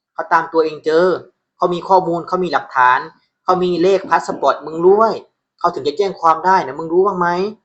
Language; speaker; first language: Thai; native; Thai